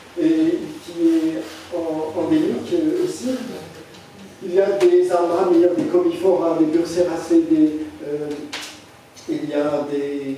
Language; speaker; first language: French; native; French